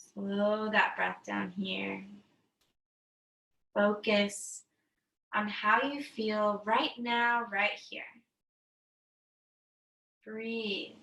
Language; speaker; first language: English; native; English